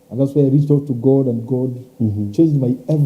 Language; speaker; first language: English; non-native, local second language; Swahili